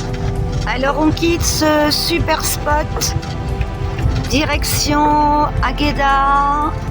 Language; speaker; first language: French; native; French